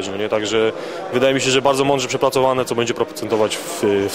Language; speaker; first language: Polish; native; Polish